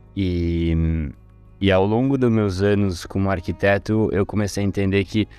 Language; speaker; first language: Portuguese; non-native, fluent; Italian